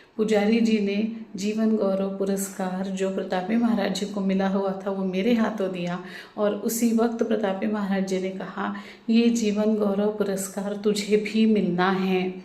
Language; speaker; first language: Hindi; non-native, local second language; Marathi